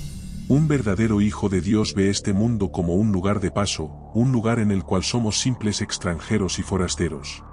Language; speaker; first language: Spanish; native; Spanish